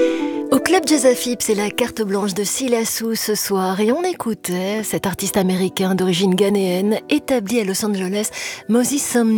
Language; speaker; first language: French; native; French